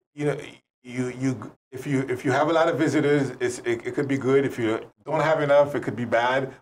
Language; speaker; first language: English; native; English